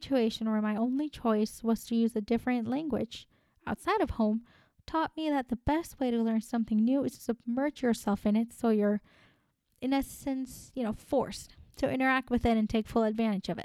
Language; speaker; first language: English; non-native, fluent; Spanish